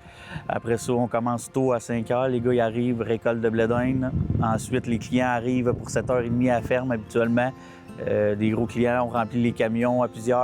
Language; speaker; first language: French; native; French